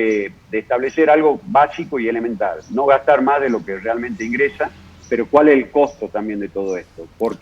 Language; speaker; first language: Spanish; native; Spanish